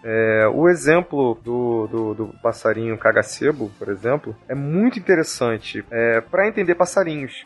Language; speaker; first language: Portuguese; native; Portuguese